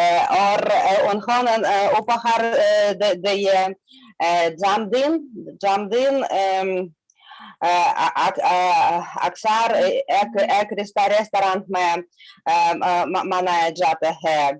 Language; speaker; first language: Hindi; non-native, learner; Russian